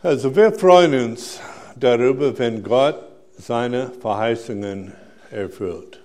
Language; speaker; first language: German; non-native, fluent; English